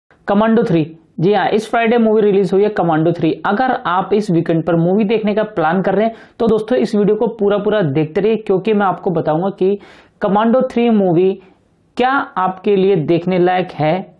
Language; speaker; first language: Hindi; native; Hindi